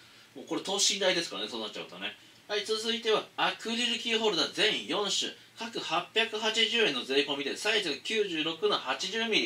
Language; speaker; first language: Japanese; native; Japanese